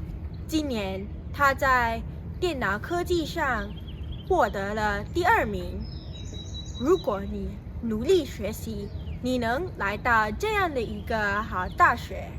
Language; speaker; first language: Chinese; non-native, fluent; Sinhala